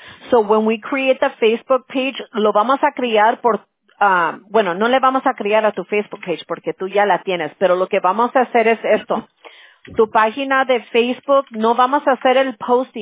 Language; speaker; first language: Spanish; early bilingual, heritage; Spanish